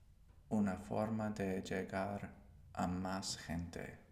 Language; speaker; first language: Spanish; non-native, learner; English